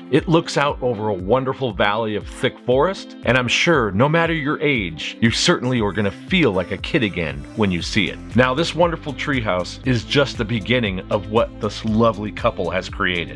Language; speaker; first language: English; native; English